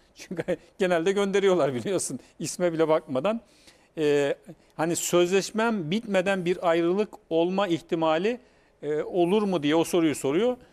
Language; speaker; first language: Turkish; native; Turkish